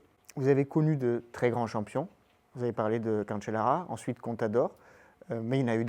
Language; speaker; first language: French; native; French